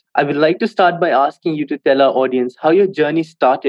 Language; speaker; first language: English; non-native, local second language; Hindi